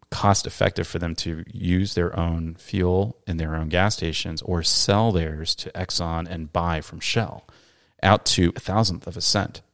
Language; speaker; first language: English; native; English